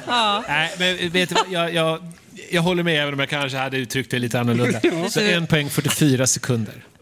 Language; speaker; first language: Swedish; native; Swedish